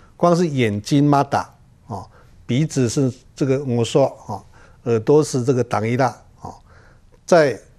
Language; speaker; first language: Chinese; non-native, local second language; Amis